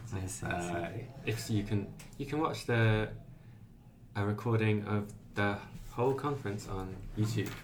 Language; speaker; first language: English; native; English